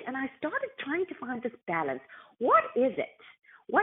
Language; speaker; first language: English; native; English